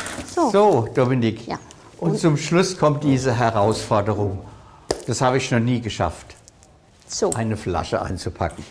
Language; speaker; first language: German; native; German